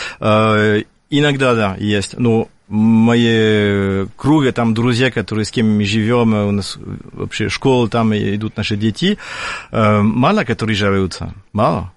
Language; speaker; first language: Russian; non-native, fluent; French